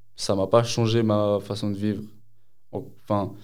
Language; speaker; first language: French; native; French